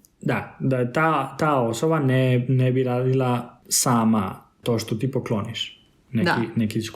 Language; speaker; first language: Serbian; non-native, fluent; Spanish